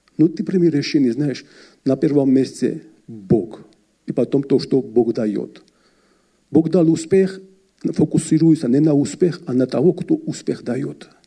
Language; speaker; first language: Russian; non-native, fluent; Georgian